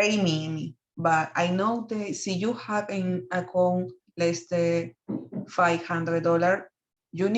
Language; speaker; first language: English; non-native, learner; Spanish